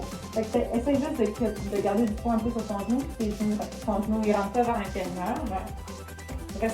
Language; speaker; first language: French; native; French